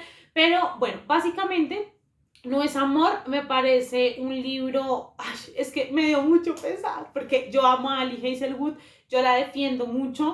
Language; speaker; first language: Spanish; native; Spanish